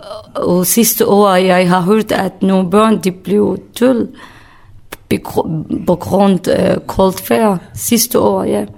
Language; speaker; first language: Danish; non-native, learner; Kurdish